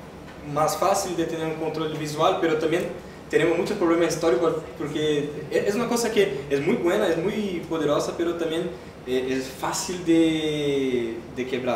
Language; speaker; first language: Spanish; non-native, learner; Portuguese